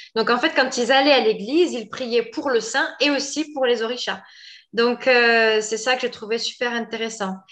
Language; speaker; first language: French; native; French